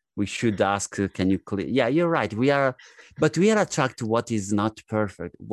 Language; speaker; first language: English; non-native, fluent; Italian